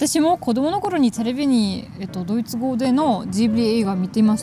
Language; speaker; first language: Japanese; non-native, learner; German